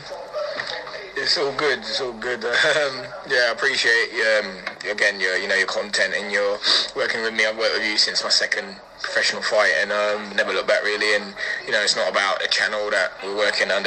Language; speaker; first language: English; native; English